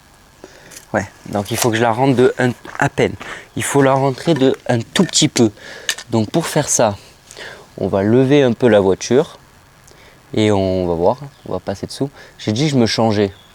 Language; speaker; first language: French; native; French